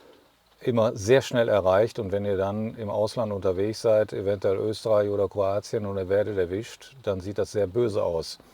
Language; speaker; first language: German; native; German